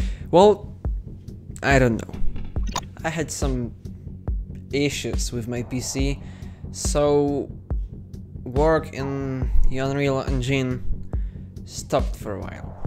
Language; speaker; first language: English; non-native, fluent; Polish